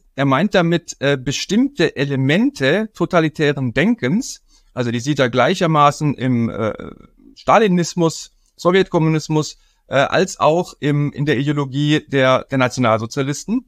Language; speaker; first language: German; native; German